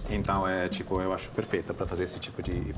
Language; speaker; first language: Portuguese; non-native, fluent; Italian